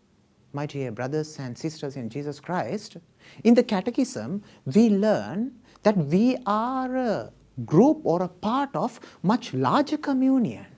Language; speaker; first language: English; non-native, local second language; Sinhala